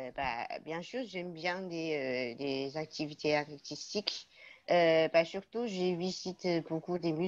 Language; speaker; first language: French; non-native, learner; Chinese